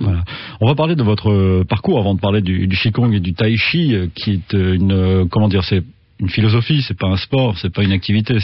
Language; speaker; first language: French; native; French